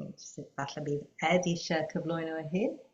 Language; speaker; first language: Welsh; non-native, fluent; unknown